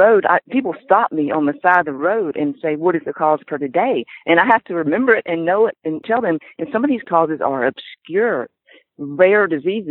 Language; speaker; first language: English; native; English